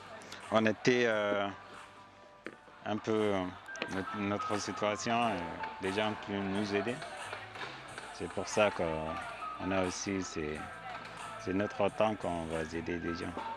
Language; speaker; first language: French; non-native, learner; Arabic